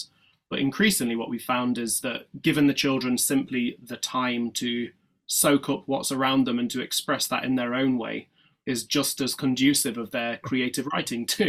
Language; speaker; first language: English; native; English